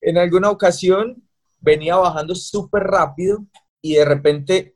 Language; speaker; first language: Portuguese; non-native, learner; Spanish